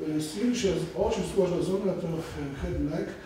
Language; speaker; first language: Russian; non-native, fluent; Polish